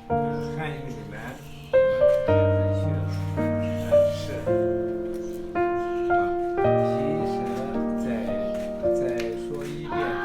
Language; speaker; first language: Chinese; non-native, fluent; Kazakh